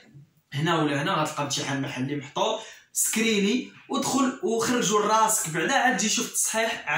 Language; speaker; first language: Arabic; native; Arabic